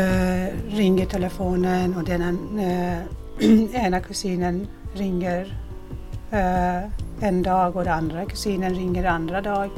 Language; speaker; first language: Swedish; non-native, fluent; Persian